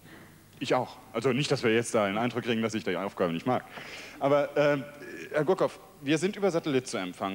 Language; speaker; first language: German; native; German